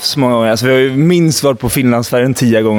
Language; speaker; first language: Swedish; native; Swedish